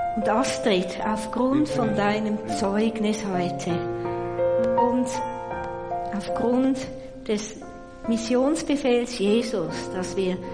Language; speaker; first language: German; native; German